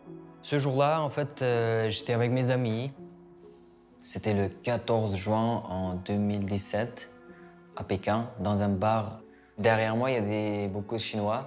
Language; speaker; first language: French; non-native, fluent; Uyghur